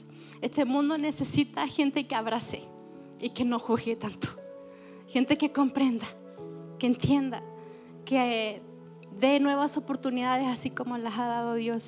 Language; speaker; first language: Spanish; native; Spanish